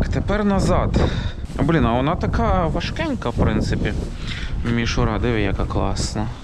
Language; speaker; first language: Ukrainian; non-native, local second language; Russian